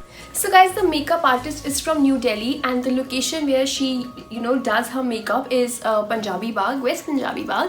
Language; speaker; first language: English; non-native, local second language; Hindi